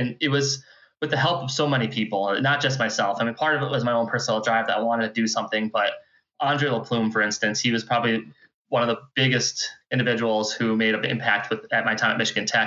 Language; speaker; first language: English; native; English